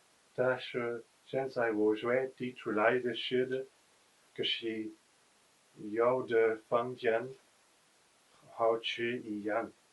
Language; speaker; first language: Chinese; non-native, learner; Dutch